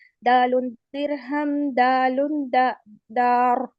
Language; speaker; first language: Arabic; non-native, learner; Urdu